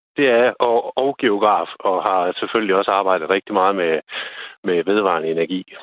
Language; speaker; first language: Danish; native; Danish